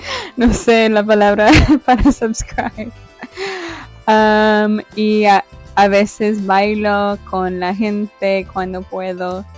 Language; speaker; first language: Spanish; non-native, fluent; English